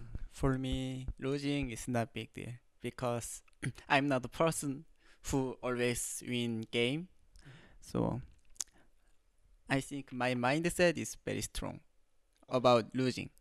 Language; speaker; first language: English; non-native, learner; Korean